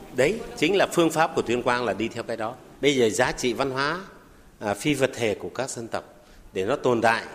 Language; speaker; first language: Vietnamese; non-native, local second language; Tày